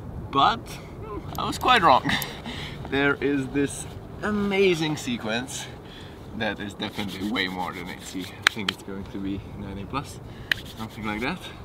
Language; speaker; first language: English; non-native, fluent; Czech